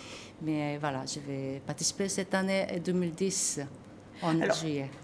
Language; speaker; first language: French; non-native, learner; Korean